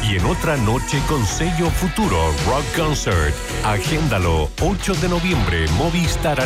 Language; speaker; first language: Spanish; native; Spanish